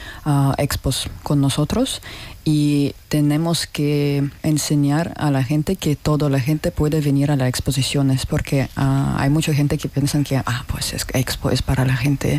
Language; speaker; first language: Spanish; non-native, learner; Russian